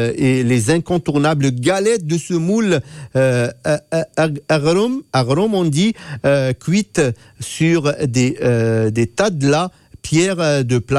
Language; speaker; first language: French; non-native, local second language; Arabic